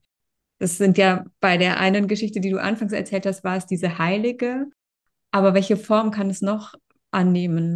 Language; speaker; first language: German; native; German